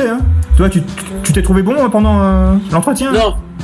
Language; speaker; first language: French; native; French